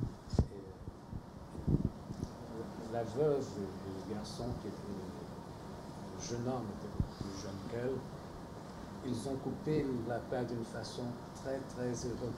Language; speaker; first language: French; non-native, fluent; Portuguese